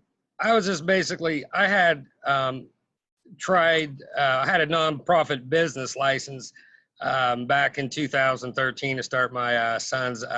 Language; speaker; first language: English; native; English